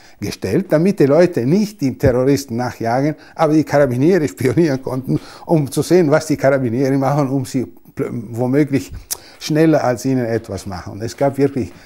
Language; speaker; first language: German; non-native, local second language; Italian